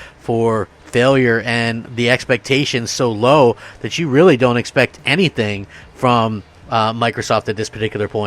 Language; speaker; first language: English; native; English